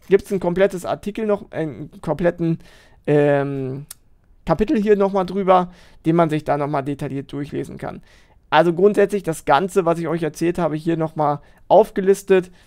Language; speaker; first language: German; native; German